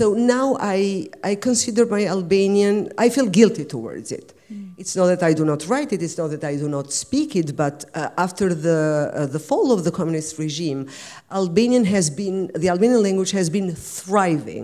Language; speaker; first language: English; non-native, fluent; Albanian